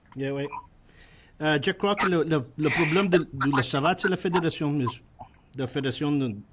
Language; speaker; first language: French; non-native, learner; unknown